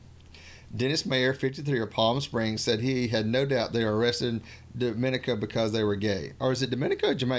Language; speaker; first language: English; native; English